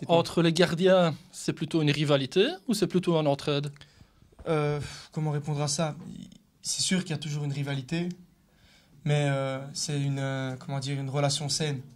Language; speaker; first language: French; native; French